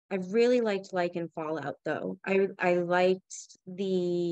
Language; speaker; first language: English; native; English